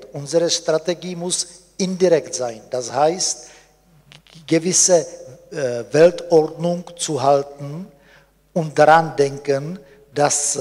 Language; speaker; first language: German; non-native, fluent; Czech